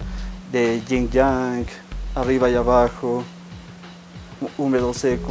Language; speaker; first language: Spanish; native; Spanish